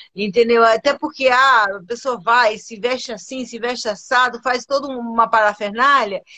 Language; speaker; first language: Portuguese; early bilingual, other home language; Spanish